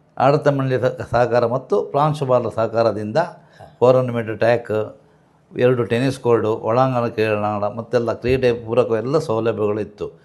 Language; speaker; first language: Kannada; native; Kannada